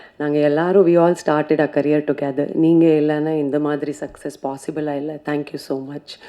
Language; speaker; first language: Tamil; non-native, fluent; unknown